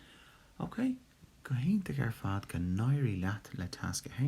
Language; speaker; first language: Irish; non-native, local second language; English